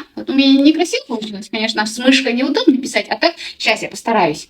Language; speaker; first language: Russian; non-native, local second language; Kazakh